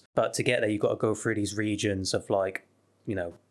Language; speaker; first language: English; native; English